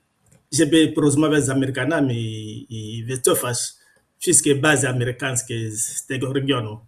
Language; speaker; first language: Polish; non-native, fluent; Lingala